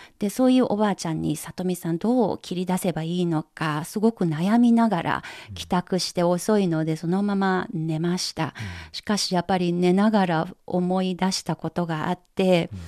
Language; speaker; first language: Japanese; non-native, fluent; Chinese